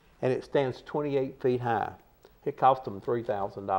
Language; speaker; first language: English; native; English